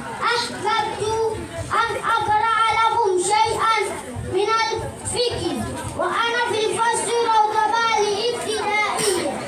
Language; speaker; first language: Arabic; non-native, learner; Swahili